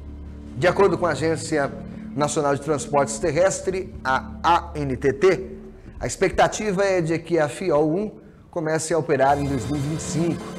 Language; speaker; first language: Portuguese; native; Portuguese